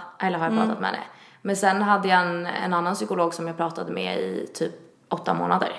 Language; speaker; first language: Swedish; early bilingual, other home language; Italian